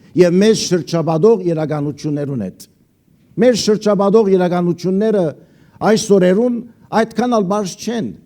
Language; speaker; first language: Armenian; early bilingual, heritage; Armenian